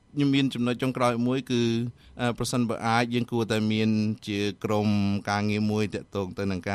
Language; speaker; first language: Khmer; native; Khmer